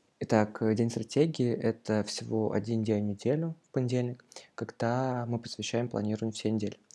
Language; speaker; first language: Russian; native; Russian